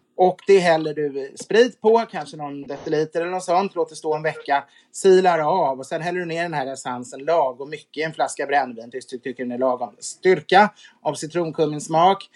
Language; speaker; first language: Swedish; native; Swedish